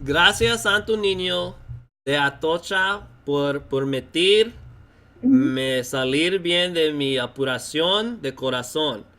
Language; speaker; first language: Spanish; early bilingual, heritage; Spanish